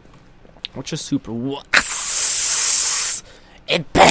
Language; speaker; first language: English; native; English